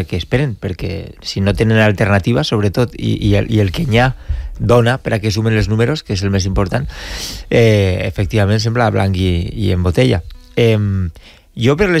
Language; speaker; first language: Catalan; native; Catalan